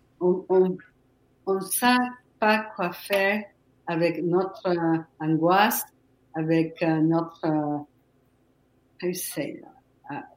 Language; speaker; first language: French; non-native, fluent; Spanish